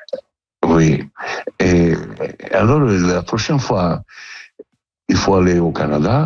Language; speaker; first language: French; non-native, learner; Italian